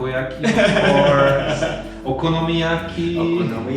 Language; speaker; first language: English; non-native, fluent; German